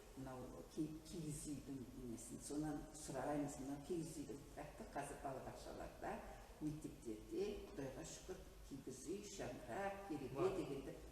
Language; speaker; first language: Kazakh; native; Kazakh